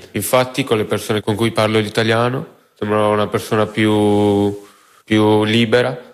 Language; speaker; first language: Italian; early bilingual, other home language; Tamil